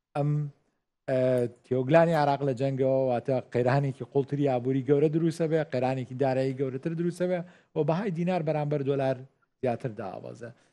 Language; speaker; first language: Central Kurdish; native; Central Kurdish